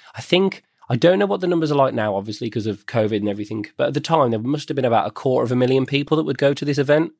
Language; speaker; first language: English; native; English